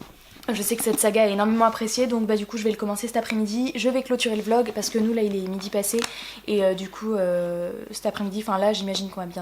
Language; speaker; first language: French; native; French